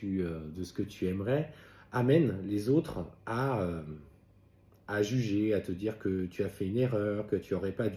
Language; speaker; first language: French; native; French